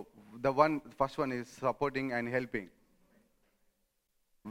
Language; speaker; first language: English; non-native, local second language; Telugu